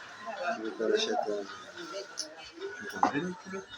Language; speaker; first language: French; non-native, local second language; Arabic